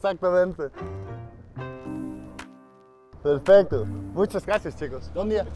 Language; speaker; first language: Spanish; non-native, learner; Danish